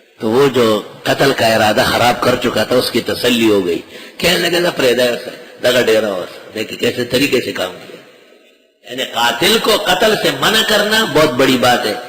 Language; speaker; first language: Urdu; non-native, local second language; Pashto